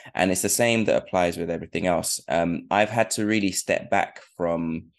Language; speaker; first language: English; native; English